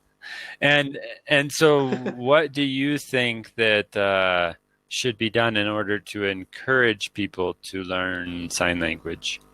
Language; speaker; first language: English; native; English